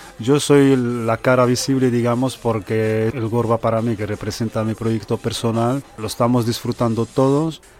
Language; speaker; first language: Spanish; early bilingual, other home language; Arabic